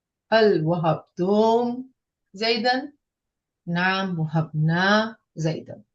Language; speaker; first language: Arabic; non-native, fluent; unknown